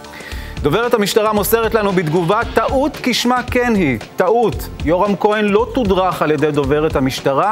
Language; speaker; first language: Hebrew; native; Hebrew